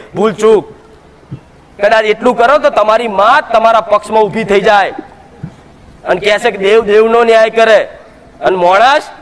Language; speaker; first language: Gujarati; native; Gujarati